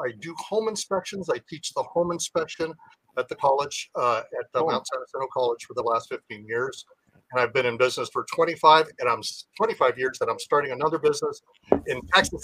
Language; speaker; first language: English; native; English